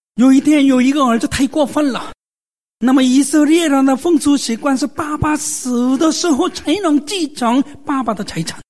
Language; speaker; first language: Chinese; non-native, fluent; Korean